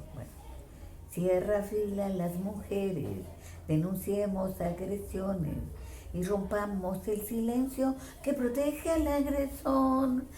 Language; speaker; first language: Spanish; non-native, local second language; Quechua